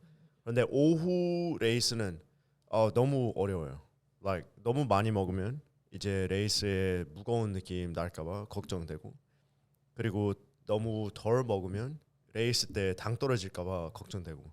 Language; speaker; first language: Korean; early bilingual, heritage; English